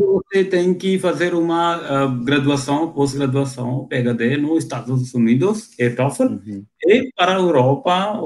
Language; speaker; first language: Portuguese; non-native, local second language; Hindi